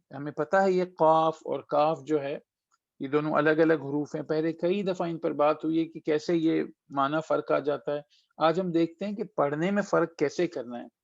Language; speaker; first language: Urdu; native; Urdu